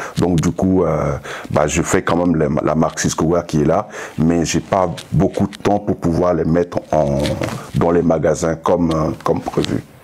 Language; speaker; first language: French; non-native, local second language; Sango